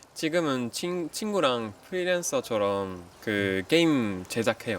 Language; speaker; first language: Korean; non-native, fluent; French